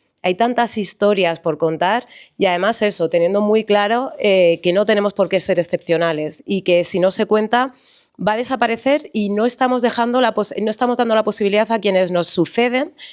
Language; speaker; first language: Spanish; native; Spanish